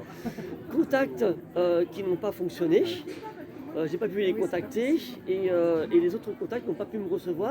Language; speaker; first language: French; native; French